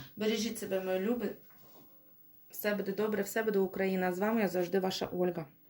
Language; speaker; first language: Ukrainian; non-native, local second language; Russian